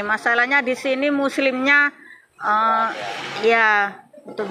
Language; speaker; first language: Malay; non-native, local second language; Javanese